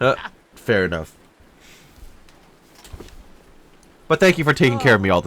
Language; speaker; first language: English; native; English